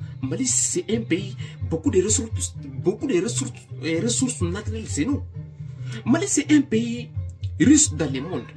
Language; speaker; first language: French; non-native, local second language; Bambara